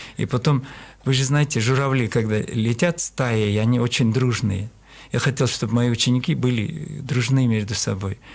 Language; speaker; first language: Russian; non-native, local second language; Kyrgyz